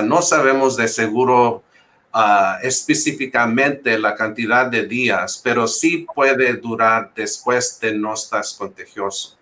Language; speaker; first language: Spanish; early bilingual, heritage; English